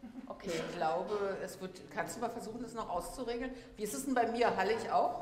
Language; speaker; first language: German; native; German